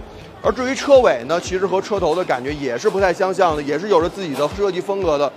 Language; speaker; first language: Chinese; native; Chinese